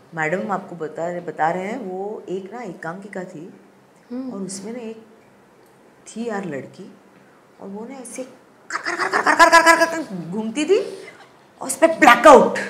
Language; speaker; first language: Hindi; non-native, local second language; Marathi